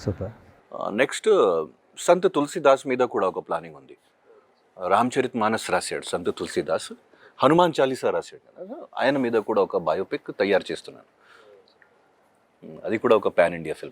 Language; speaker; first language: Telugu; non-native, local second language; Hindi